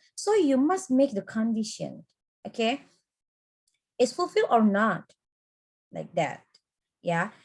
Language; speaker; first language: English; non-native, fluent; Indonesian